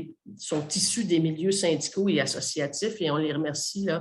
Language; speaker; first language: French; native; French